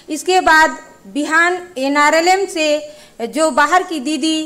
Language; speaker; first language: Hindi; native; Hindi